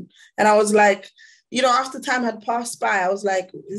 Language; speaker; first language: English; non-native, local second language; Krio